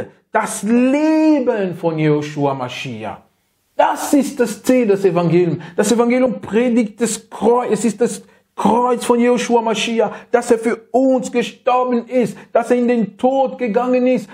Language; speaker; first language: German; non-native, fluent; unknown